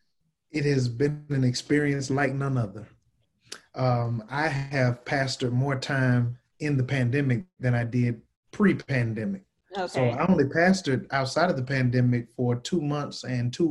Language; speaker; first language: English; native; English